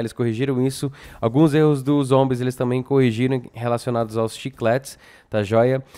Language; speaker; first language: Portuguese; native; Portuguese